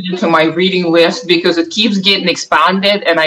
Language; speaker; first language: English; non-native, fluent; Russian